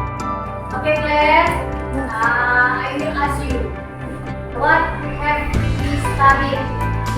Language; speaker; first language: English; non-native, learner; Indonesian